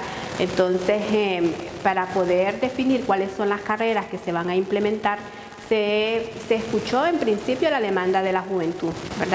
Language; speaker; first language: Spanish; native; Spanish